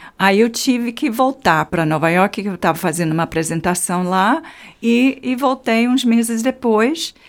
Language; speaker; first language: Portuguese; non-native, fluent; English